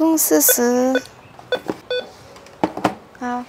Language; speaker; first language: Chinese; non-native, fluent; Indonesian